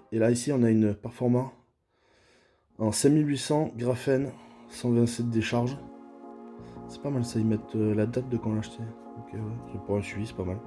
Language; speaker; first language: French; native; French